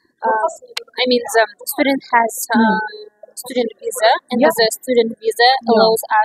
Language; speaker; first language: English; non-native, learner; Kazakh